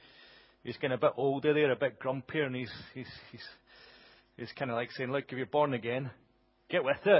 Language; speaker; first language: English; native; English